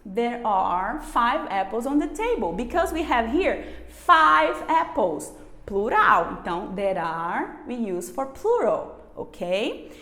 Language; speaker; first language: English; non-native, fluent; Portuguese